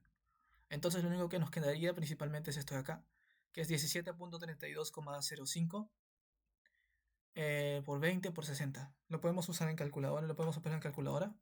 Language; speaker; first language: Spanish; native; Spanish